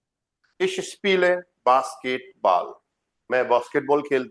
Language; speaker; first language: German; non-native, fluent; Hindi